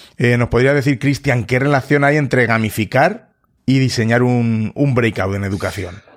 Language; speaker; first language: Spanish; native; Spanish